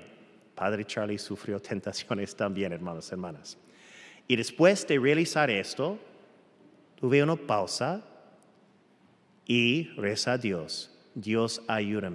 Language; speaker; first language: Spanish; non-native, fluent; English